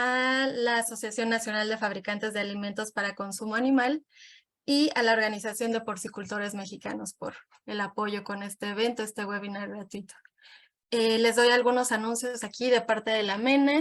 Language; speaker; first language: Spanish; native; Spanish